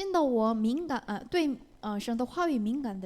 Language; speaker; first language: Chinese; non-native, learner; Korean